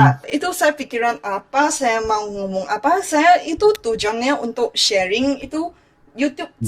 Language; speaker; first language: Indonesian; non-native, fluent; Chinese